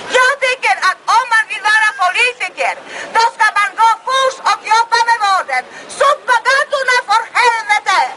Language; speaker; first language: Swedish; non-native, fluent; Polish